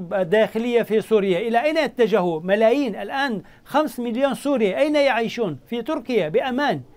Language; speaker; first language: Arabic; non-native, fluent; Turkish